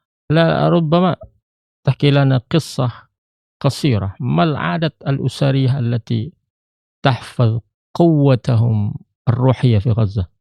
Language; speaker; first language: Arabic; non-native, fluent; Indonesian